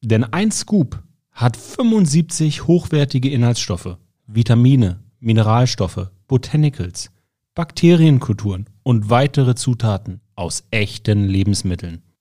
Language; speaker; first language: German; native; German